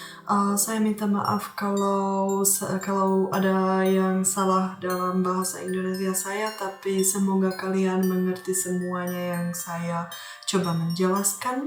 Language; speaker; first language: Indonesian; non-native, fluent; Czech